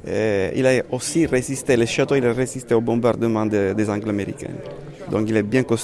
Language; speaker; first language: French; non-native, fluent; Italian